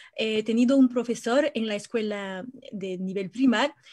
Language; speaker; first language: Spanish; non-native, fluent; French